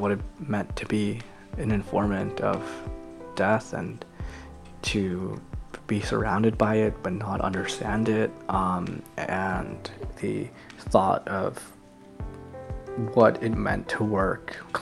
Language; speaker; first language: English; native; English